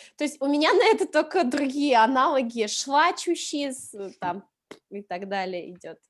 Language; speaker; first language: Russian; non-native, local second language; Udmurt